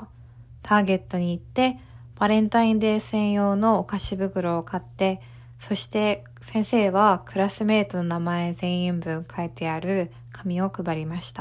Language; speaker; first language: Japanese; early bilingual, heritage; Japanese